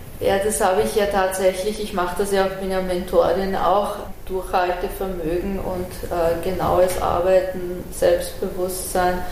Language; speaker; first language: German; early bilingual, other home language; Persian